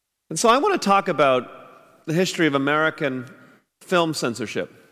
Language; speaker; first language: English; native; English